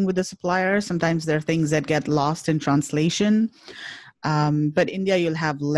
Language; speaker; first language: English; non-native, local second language; Hindi